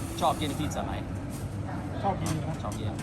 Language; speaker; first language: Thai; non-native, learner; English